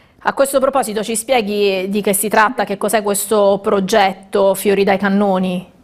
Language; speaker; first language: Italian; native; Italian